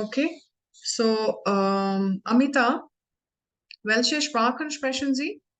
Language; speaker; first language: German; non-native, learner; Hindi